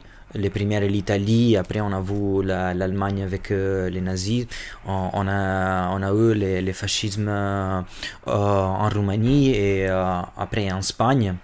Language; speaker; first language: French; non-native, fluent; Albanian